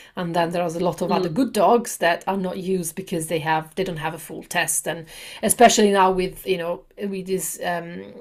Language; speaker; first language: English; non-native, fluent; Italian